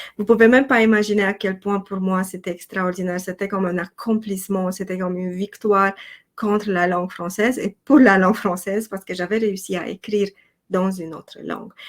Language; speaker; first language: French; non-native, fluent; Romanian